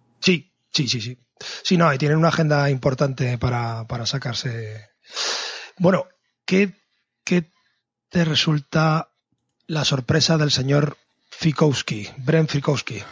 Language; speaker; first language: Spanish; native; Spanish